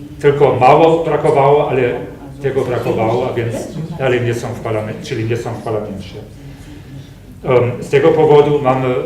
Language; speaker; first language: Polish; non-native, fluent; German